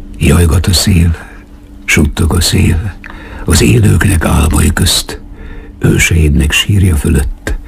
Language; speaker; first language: Hungarian; native; Hungarian